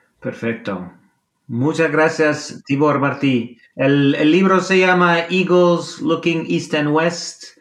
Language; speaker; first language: Spanish; non-native, fluent; English